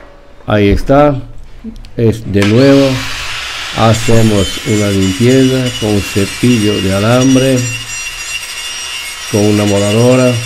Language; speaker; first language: Spanish; non-native, fluent; Portuguese